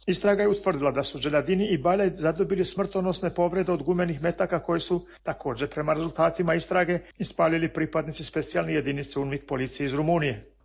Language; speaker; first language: Serbian; non-native, local second language; Albanian